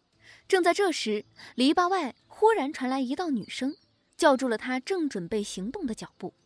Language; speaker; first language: Chinese; native; Chinese